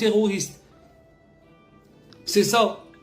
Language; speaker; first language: French; non-native, learner; Arabic